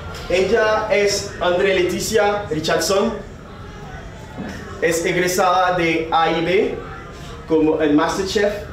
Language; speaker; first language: Spanish; non-native, fluent; Haitian Creole